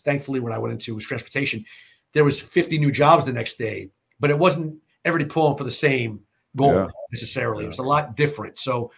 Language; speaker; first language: English; native; English